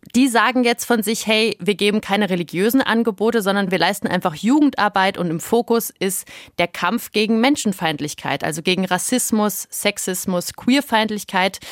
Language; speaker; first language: German; native; German